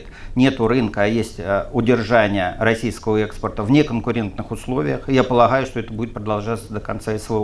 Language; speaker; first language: Russian; native; Russian